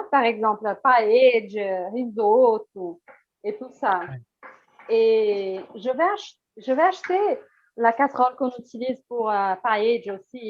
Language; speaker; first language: French; non-native, fluent; Portuguese